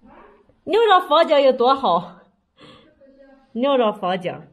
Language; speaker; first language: Chinese; native; Chinese